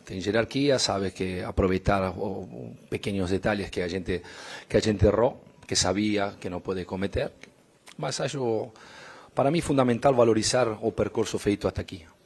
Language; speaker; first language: Portuguese; non-native, fluent; Spanish